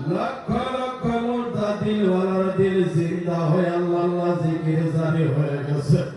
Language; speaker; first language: Bangla; native; Bangla